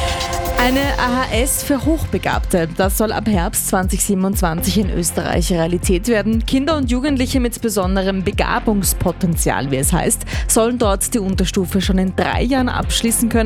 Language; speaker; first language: German; native; German